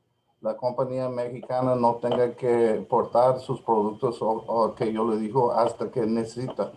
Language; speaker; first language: Spanish; non-native, learner; English